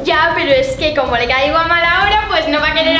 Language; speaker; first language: Spanish; native; Spanish